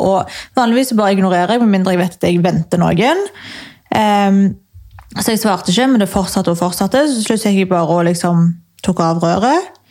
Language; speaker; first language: Norwegian; early bilingual, other home language; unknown